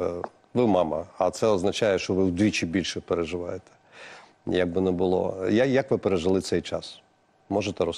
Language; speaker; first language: Ukrainian; native; Ukrainian